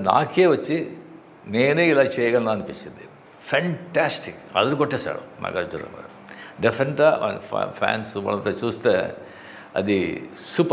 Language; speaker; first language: Telugu; non-native, local second language; Marathi